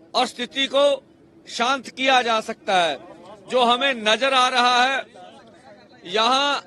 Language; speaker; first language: Hindi; non-native, local second language; Punjabi